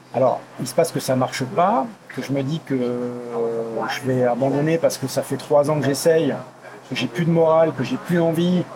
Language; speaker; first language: French; native; French